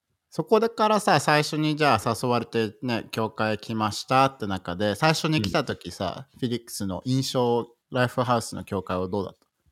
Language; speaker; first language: Japanese; native; Japanese